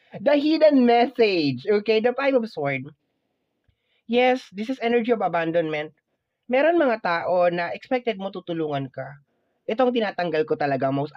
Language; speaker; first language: Filipino; native; Filipino